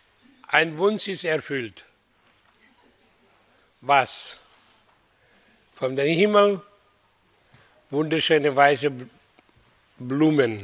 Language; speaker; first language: German; non-native, learner; Hindi